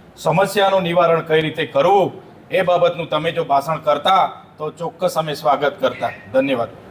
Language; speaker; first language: Gujarati; non-native, local second language; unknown